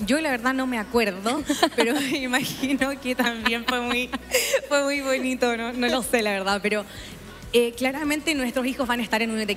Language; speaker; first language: Spanish; native; Spanish